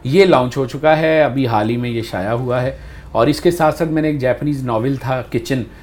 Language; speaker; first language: Urdu; native; Urdu